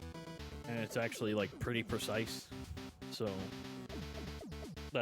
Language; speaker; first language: English; native; English